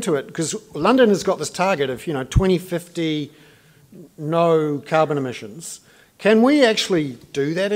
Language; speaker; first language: English; native; English